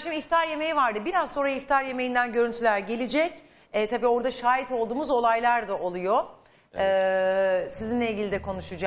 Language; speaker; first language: Turkish; native; Turkish